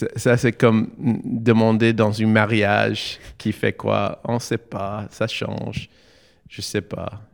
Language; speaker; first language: French; non-native, learner; English